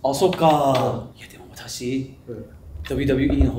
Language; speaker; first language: Japanese; non-native, learner; English